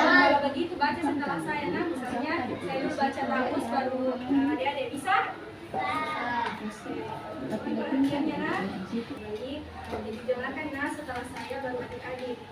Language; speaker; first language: Indonesian; native; Indonesian